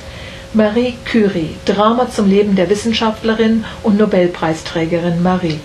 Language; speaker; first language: German; native; German